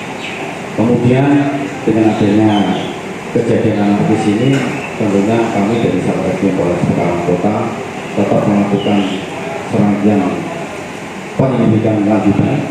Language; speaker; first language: Indonesian; native; Indonesian